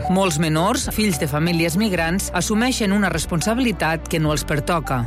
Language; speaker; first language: Catalan; non-native, fluent; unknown